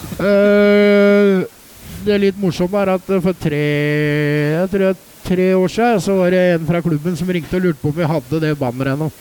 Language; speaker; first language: Norwegian; native; Norwegian